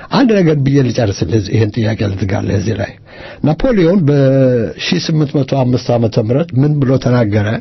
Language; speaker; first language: Amharic; native; Amharic